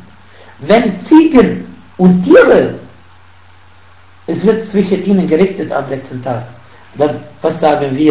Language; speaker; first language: German; non-native, fluent; Arabic